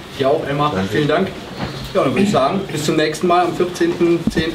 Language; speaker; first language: German; native; German